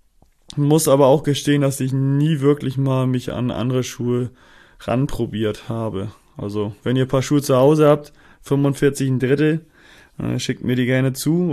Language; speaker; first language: German; native; German